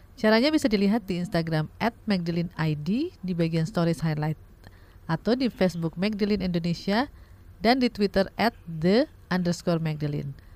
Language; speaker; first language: Indonesian; native; Indonesian